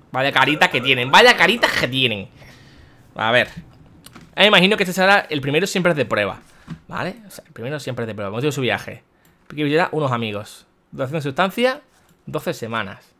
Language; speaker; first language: Spanish; native; Spanish